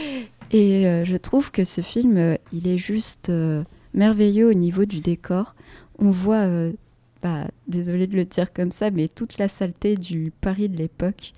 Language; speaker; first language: French; native; French